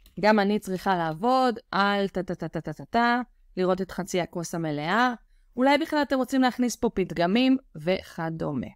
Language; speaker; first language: Hebrew; native; Hebrew